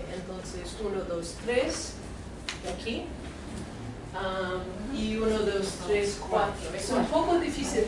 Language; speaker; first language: Spanish; non-native, fluent; English